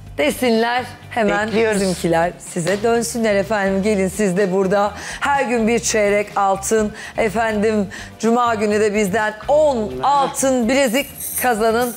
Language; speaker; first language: Turkish; native; Turkish